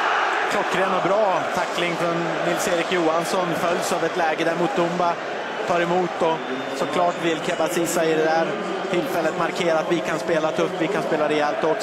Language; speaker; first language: Swedish; native; Swedish